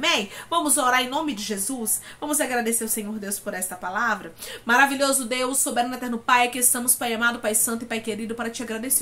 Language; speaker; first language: Portuguese; native; Portuguese